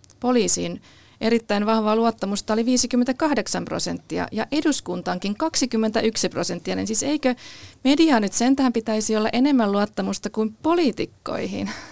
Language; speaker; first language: Finnish; native; Finnish